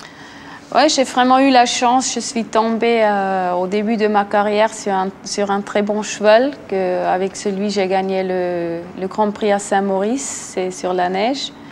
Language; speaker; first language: French; non-native, local second language; German